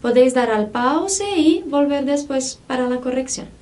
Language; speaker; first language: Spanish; non-native, fluent; Portuguese